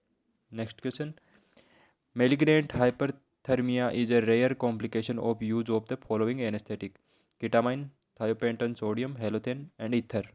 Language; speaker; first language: English; non-native, local second language; Hindi